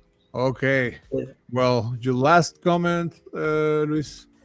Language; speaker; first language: English; non-native, fluent; Spanish